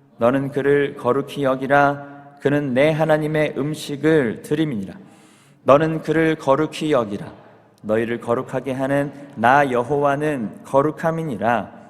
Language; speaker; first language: Korean; native; Korean